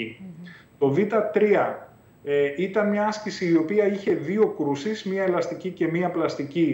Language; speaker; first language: Greek; native; Greek